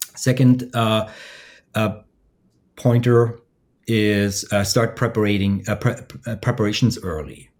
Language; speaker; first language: English; non-native, fluent; German